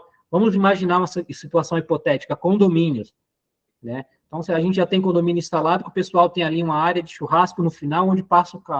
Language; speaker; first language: Portuguese; native; Portuguese